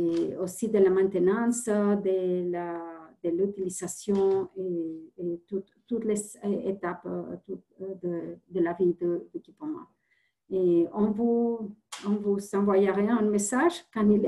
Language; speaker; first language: French; non-native, fluent; Spanish